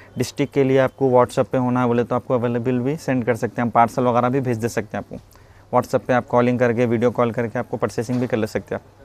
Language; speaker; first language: Hindi; native; Hindi